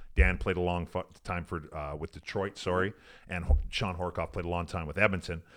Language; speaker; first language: English; native; English